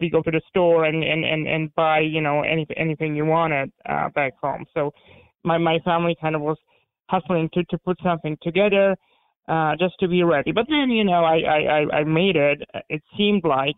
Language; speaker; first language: English; non-native, fluent; Polish